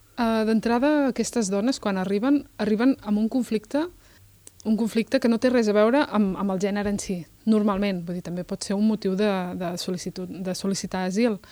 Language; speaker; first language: Catalan; early bilingual, other home language; Berber languages